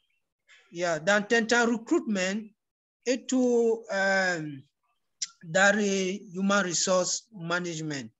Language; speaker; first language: Indonesian; non-native, learner; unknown